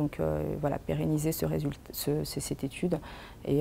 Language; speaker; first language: French; native; French